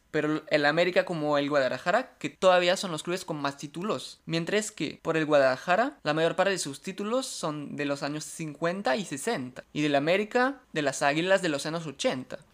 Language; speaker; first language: Spanish; non-native, fluent; French